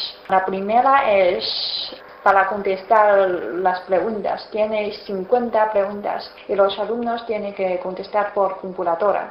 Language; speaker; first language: Spanish; non-native, learner; Chinese